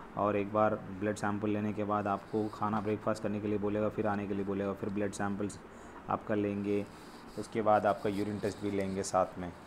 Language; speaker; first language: Hindi; non-native, local second language; Telugu